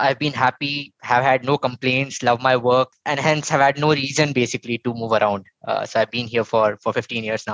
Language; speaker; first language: English; non-native, local second language; Hindi